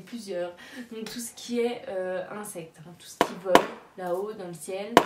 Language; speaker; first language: French; native; French